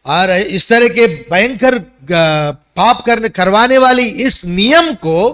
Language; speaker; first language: Hindi; non-native, local second language; Telugu